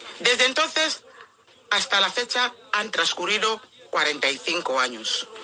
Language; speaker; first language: Spanish; non-native, local second language; Fang